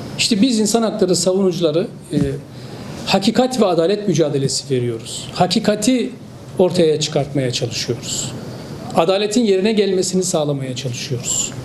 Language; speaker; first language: Turkish; native; Turkish